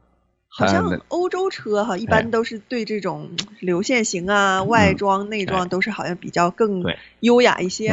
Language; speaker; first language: Chinese; native; Chinese